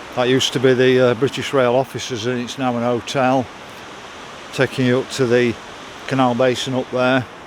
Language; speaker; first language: English; native; English